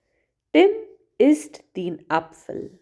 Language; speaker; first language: German; non-native, fluent; Hindi